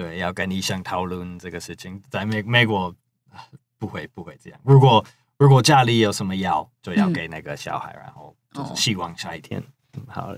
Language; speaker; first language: Chinese; non-native, fluent; English